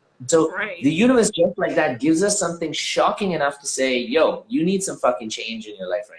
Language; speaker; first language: English; native; English